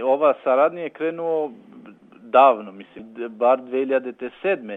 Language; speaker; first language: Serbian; non-native, local second language; Albanian